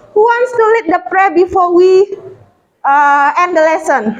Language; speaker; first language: English; non-native, fluent; Indonesian